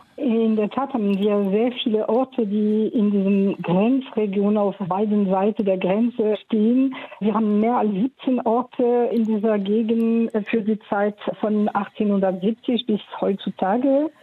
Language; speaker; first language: German; non-native, fluent; French